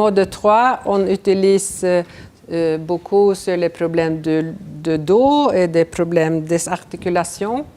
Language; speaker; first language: French; non-native, fluent; Swedish